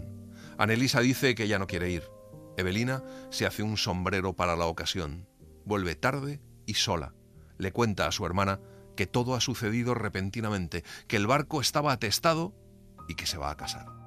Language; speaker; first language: Spanish; native; Spanish